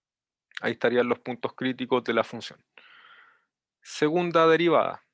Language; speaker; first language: Spanish; native; Spanish